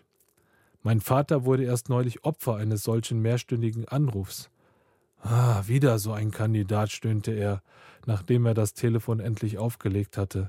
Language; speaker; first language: German; early bilingual, other home language; Korean